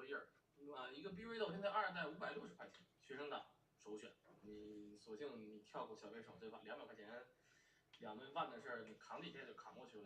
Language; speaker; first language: Chinese; native; Chinese